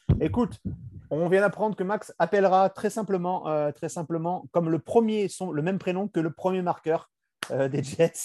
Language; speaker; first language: French; native; French